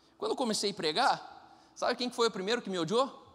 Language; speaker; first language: Portuguese; non-native, fluent; German